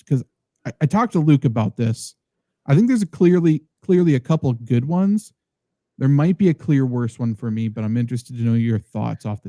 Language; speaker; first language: English; native; English